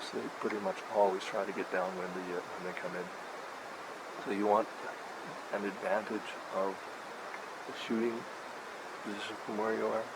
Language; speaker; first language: English; native; English